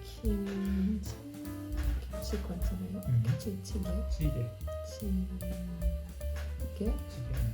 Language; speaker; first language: Korean; non-native, learner; English